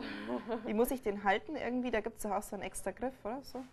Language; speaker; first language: German; native; German